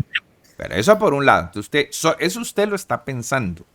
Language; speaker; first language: Spanish; native; Spanish